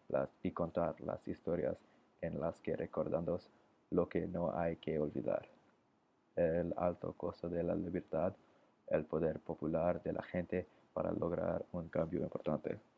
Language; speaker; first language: Spanish; non-native, learner; English